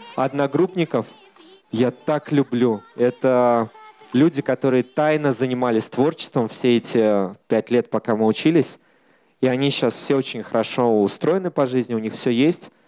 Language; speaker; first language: Russian; native; Russian